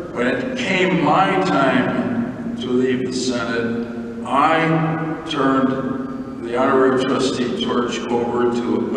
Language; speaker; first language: English; native; English